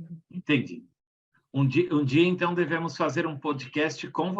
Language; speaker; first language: Portuguese; non-native, fluent; Spanish